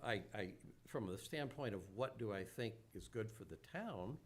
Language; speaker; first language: English; native; English